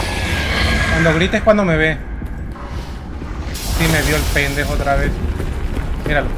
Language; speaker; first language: Spanish; native; Spanish